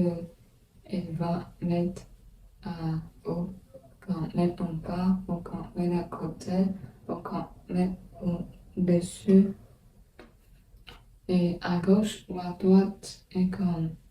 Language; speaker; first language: French; non-native, learner; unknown